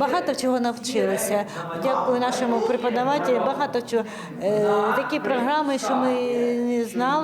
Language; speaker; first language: Ukrainian; non-native, local second language; Russian